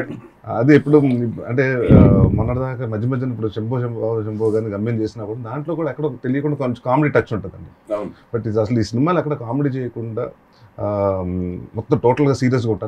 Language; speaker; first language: Telugu; native; Telugu